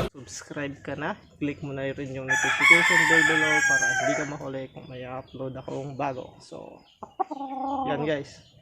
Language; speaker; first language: Filipino; non-native, local second language; Iloko